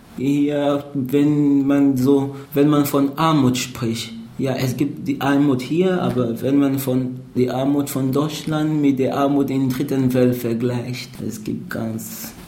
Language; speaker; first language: German; non-native, fluent; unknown